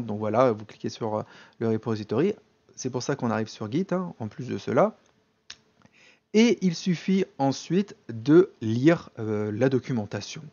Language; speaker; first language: French; native; French